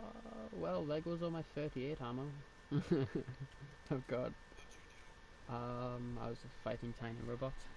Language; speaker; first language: English; native; English